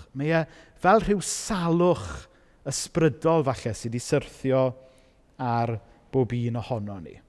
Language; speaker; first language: Welsh; native; Welsh